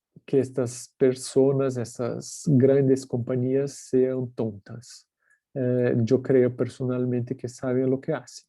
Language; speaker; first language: Spanish; non-native, fluent; Portuguese